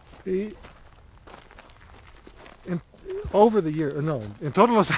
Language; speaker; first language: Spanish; non-native, learner; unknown